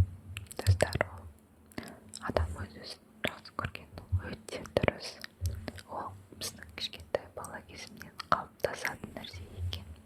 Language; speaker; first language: Kazakh; non-native, local second language; Russian